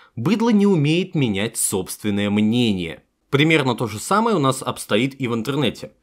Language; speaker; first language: Russian; native; Russian